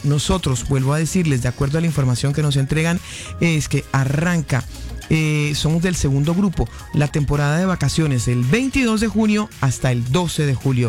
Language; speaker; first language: Spanish; native; Spanish